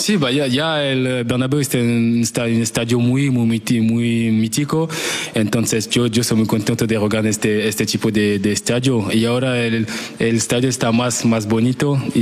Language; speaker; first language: Spanish; non-native, learner; French